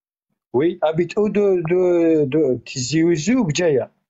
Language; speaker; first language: French; non-native, learner; Arabic